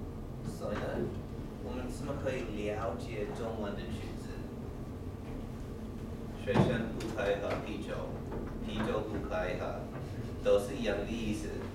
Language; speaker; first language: Chinese; non-native, learner; English